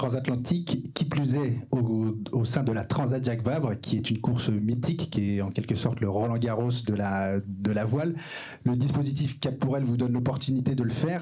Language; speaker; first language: French; native; French